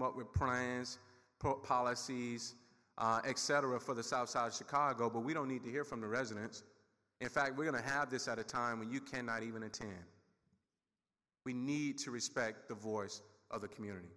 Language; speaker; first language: English; native; English